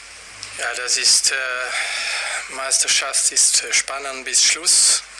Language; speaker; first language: German; non-native, fluent; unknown